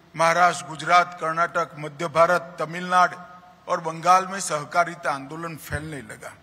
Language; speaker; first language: Hindi; non-native, local second language; Gujarati